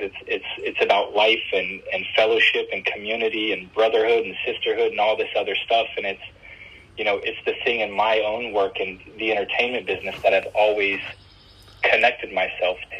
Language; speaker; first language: English; native; English